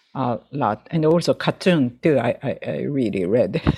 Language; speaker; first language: English; non-native, fluent; Japanese